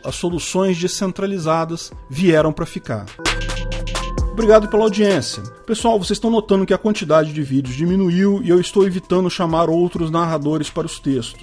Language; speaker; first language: Portuguese; native; Portuguese